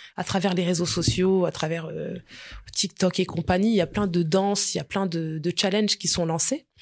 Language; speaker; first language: French; early bilingual, other home language; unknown